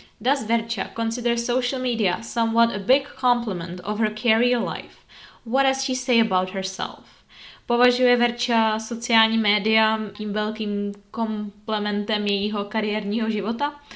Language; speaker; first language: Czech; native; Czech